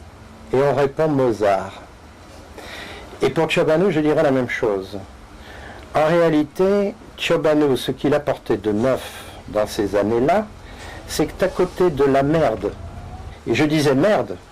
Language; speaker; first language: French; native; French